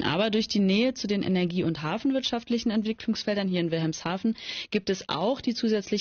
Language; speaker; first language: German; native; German